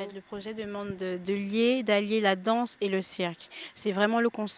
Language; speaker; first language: French; native; French